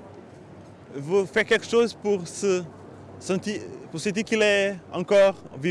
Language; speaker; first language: French; non-native, fluent; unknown